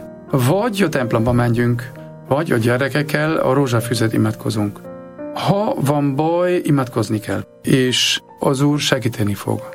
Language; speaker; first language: Hungarian; non-native, fluent; German